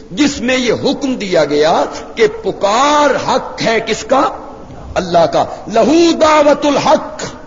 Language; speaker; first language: Urdu; non-native, local second language; Punjabi